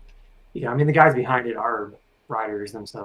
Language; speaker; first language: English; native; English